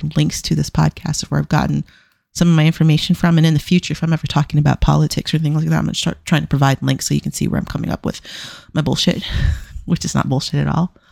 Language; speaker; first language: English; native; English